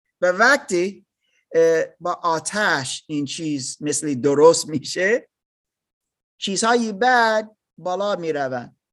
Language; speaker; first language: Persian; non-native, learner; English